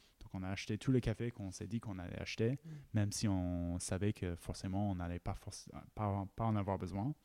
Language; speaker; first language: French; non-native, fluent; English